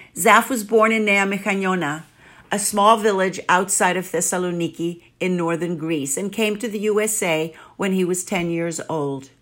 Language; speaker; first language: English; early bilingual, other home language; Greek